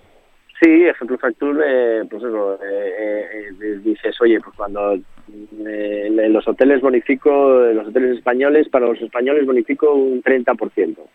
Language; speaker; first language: Spanish; native; Spanish